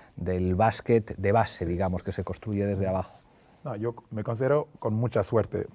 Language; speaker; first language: Spanish; non-native, fluent; French